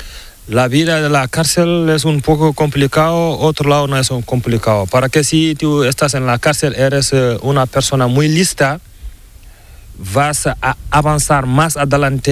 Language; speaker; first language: Spanish; non-native, learner; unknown